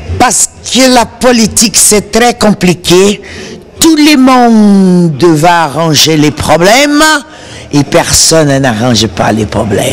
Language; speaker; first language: French; non-native, fluent; Portuguese